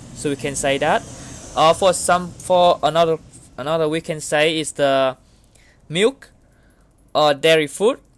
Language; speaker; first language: English; non-native, learner; Vietnamese